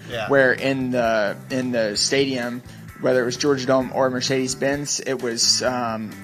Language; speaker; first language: English; native; English